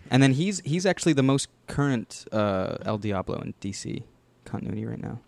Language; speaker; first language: English; native; English